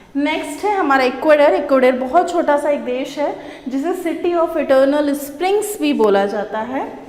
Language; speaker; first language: Hindi; native; Hindi